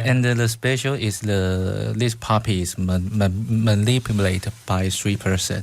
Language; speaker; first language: English; non-native, fluent; Chinese